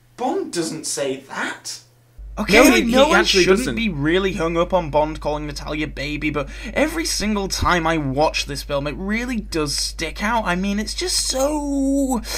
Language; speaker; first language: English; native; English